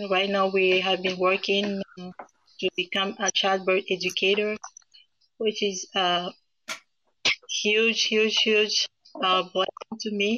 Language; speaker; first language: English; non-native, fluent; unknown